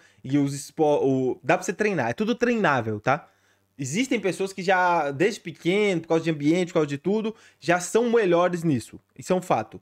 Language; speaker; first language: Portuguese; native; Portuguese